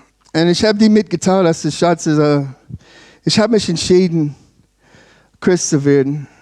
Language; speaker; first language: German; non-native, learner; English